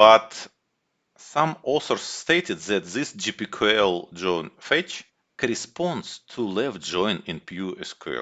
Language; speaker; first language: English; non-native, fluent; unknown